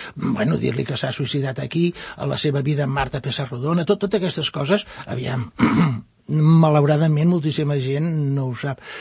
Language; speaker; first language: Catalan; non-native, local second language; Spanish